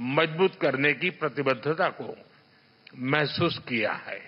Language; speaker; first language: Hindi; native; Hindi